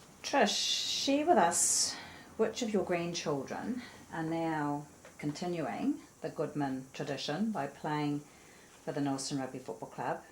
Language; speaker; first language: English; native; English